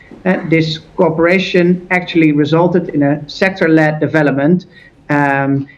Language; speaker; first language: English; non-native, fluent; Dutch